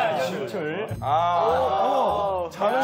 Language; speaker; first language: Korean; native; Korean